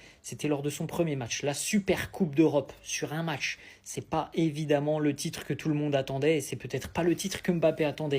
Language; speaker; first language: French; native; French